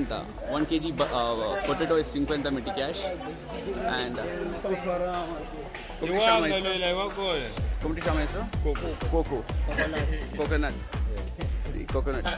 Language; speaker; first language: Portuguese; non-native, learner; Malayalam